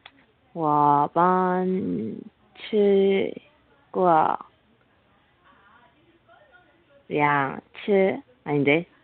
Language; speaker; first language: Chinese; non-native, learner; Korean